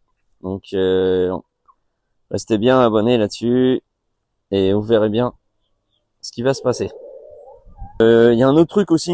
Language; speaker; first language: French; native; French